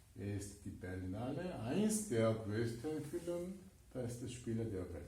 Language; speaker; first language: German; non-native, fluent; Korean